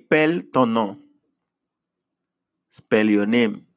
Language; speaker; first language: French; non-native, fluent; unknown